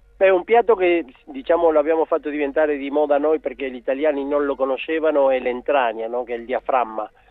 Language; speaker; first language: Italian; non-native, fluent; Spanish